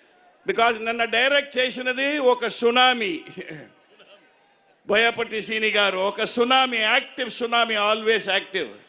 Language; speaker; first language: Telugu; non-native, learner; Tamil